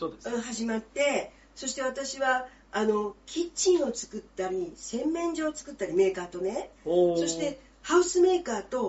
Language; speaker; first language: Japanese; native; Japanese